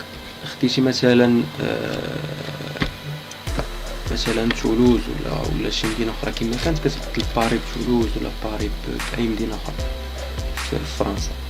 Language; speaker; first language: Arabic; native; Arabic